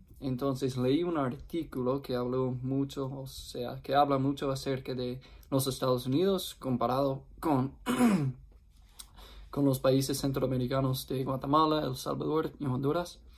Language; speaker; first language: Spanish; non-native, fluent; English